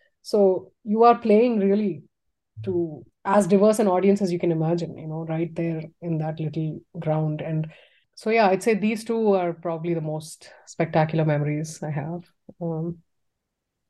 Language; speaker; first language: English; non-native, local second language; Tamil